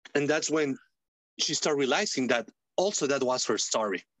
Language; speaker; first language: English; non-native, fluent; Spanish